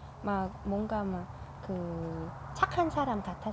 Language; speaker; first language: Korean; non-native, learner; Vietnamese